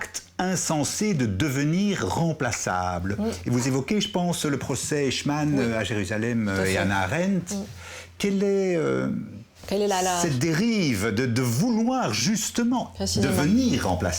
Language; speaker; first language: French; native; French